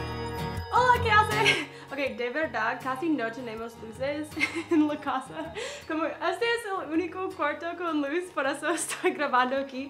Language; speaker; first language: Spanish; non-native, fluent; English